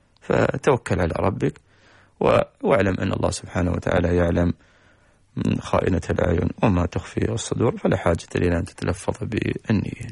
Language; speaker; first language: Arabic; native; Arabic